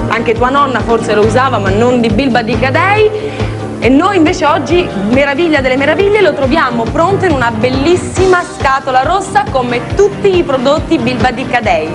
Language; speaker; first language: Italian; native; Italian